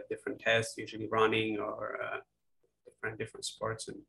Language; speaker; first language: English; non-native, fluent; Polish